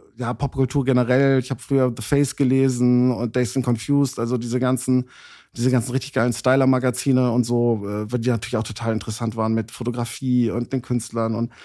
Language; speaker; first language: German; native; German